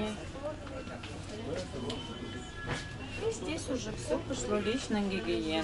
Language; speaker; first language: Russian; native; Russian